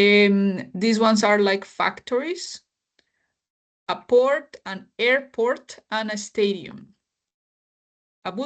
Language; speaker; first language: English; non-native, fluent; Spanish